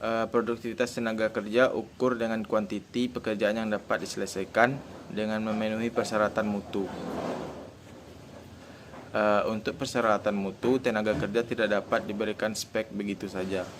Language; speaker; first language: Indonesian; native; Indonesian